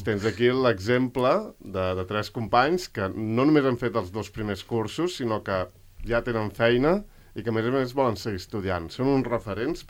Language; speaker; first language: Catalan; native; Catalan